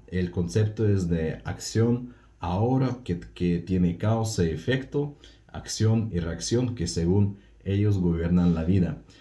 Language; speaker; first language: Spanish; non-native, fluent; Russian